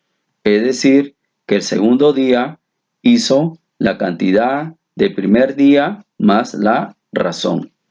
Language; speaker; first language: Spanish; native; Spanish